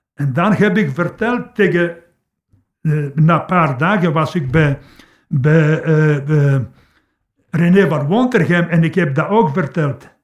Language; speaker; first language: Dutch; non-native, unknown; Polish